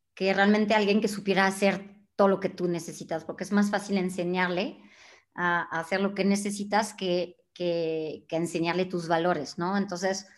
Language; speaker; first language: Spanish; non-native, fluent; French